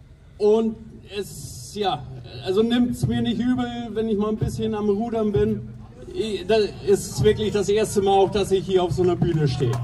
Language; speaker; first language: German; native; German